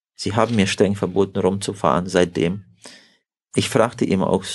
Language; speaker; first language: German; early bilingual, heritage; Russian